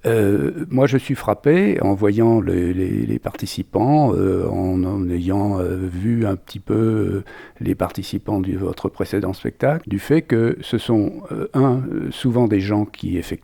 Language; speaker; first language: French; native; French